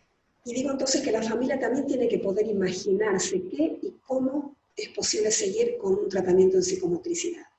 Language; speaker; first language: Spanish; native; Spanish